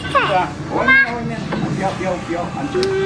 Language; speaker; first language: Chinese; native; Chinese